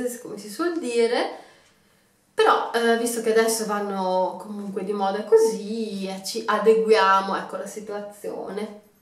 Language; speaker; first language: Italian; native; Italian